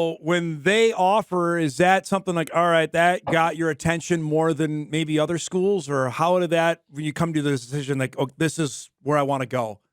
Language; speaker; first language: English; native; English